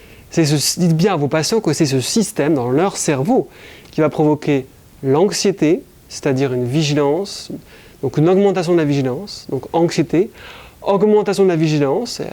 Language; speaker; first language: French; native; French